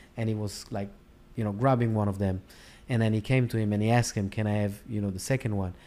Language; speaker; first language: English; non-native, fluent; Hebrew